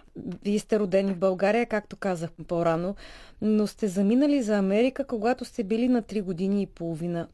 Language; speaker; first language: Bulgarian; native; Bulgarian